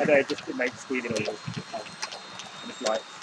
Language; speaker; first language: English; native; English